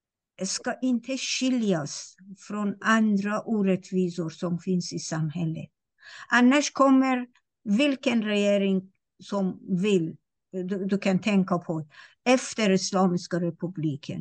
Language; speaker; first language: Swedish; non-native, fluent; Persian